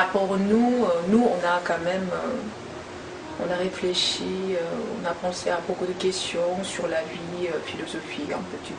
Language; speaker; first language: French; non-native, fluent; Korean